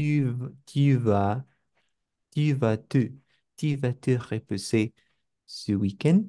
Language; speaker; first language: French; non-native, learner; Spanish